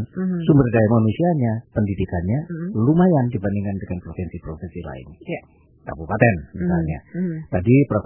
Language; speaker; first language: Indonesian; native; Indonesian